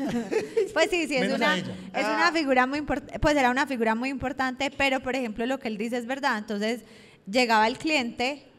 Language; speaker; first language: Spanish; native; Spanish